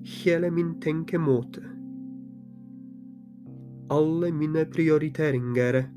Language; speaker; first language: Norwegian; non-native, fluent; Polish